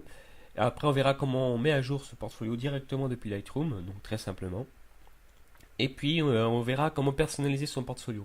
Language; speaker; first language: French; native; French